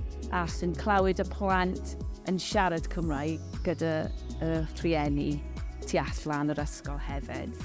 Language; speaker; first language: Welsh; non-native, local second language; English